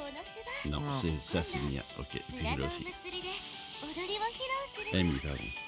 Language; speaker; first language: French; native; French